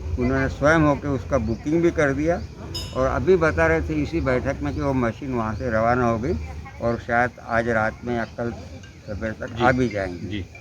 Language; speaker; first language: Hindi; non-native, local second language; Marathi